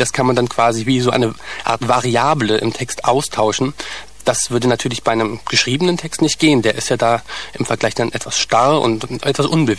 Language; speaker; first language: German; native; German